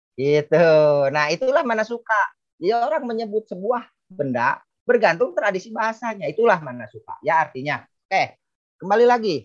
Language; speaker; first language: Indonesian; non-native, local second language; Sundanese